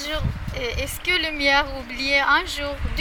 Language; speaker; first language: French; non-native, learner; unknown